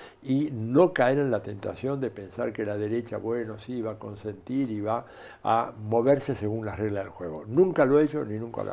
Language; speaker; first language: Spanish; native; Spanish